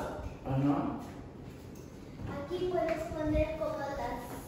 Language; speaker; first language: Spanish; early bilingual, heritage; English